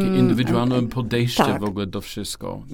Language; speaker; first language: Polish; non-native, learner; English